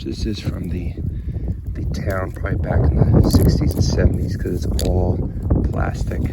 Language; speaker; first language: English; native; English